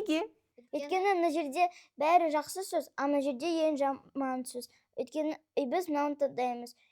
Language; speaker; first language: Kazakh; non-native, local second language; Russian